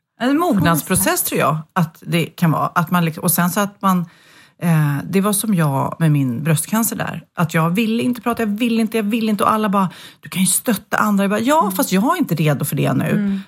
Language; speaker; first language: Swedish; native; Swedish